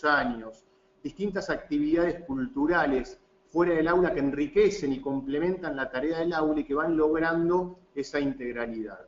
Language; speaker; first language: Spanish; native; Spanish